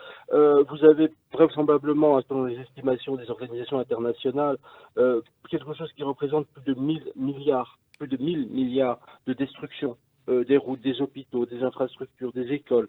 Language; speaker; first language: French; native; French